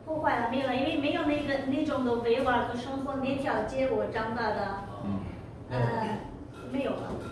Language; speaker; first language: Chinese; non-native, local second language; Uyghur